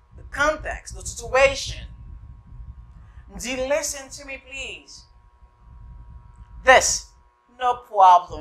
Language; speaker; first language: English; non-native, fluent; Haitian Creole